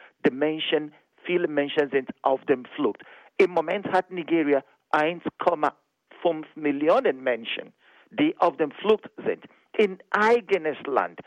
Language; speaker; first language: German; non-native, fluent; Igbo